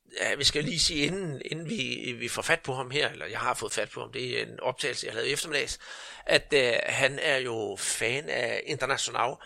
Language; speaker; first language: Danish; native; Danish